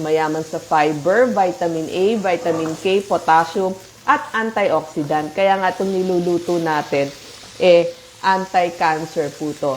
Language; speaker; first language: Filipino; native; Filipino